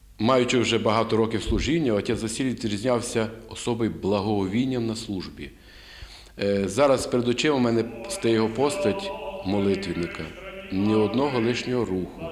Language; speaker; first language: Ukrainian; native; Ukrainian